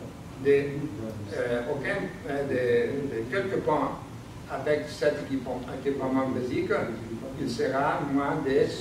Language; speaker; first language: French; non-native, learner; Spanish